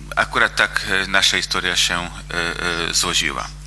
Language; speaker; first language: Polish; non-native, fluent; Hungarian